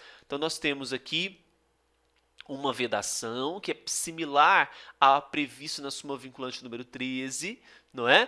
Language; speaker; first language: Portuguese; native; Portuguese